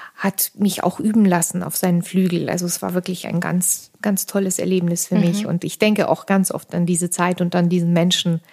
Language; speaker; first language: German; non-native, fluent; Armenian